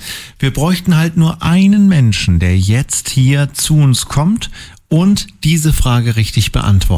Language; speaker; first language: German; native; German